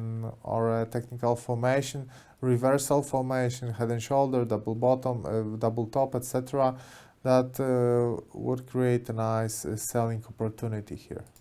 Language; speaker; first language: English; non-native, fluent; Polish